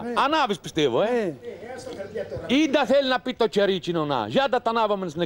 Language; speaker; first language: Greek; native; Greek